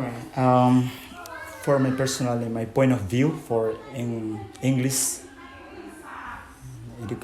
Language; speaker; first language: English; non-native, fluent; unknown